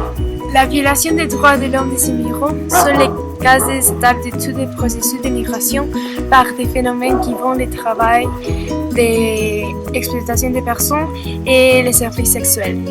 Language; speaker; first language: French; non-native, learner; Spanish